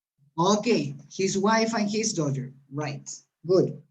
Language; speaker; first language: English; non-native, fluent; Spanish